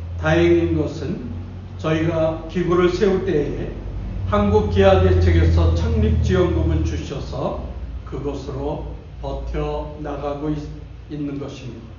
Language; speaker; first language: Korean; native; Korean